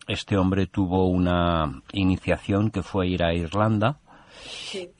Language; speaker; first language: Spanish; non-native, local second language; Catalan